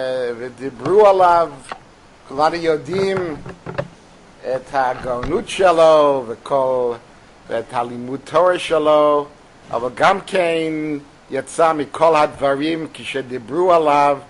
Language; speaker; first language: Hebrew; non-native, fluent; English